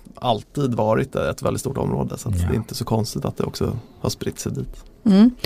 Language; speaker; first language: Swedish; native; Swedish